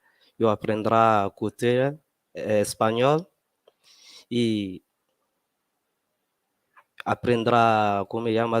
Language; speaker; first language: Spanish; non-native, learner; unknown